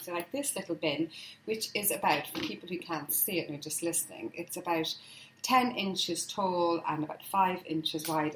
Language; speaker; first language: English; native; English